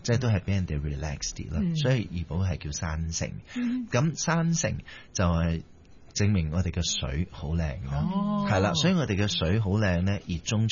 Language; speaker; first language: Cantonese; early bilingual, heritage; Cantonese